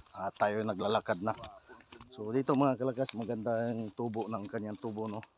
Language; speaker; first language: Filipino; non-native, local second language; Hiligaynon